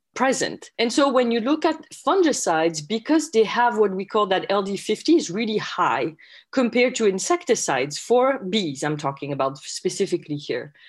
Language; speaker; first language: English; non-native, fluent; French